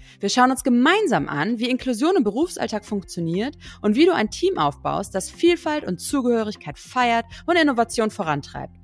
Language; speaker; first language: German; native; German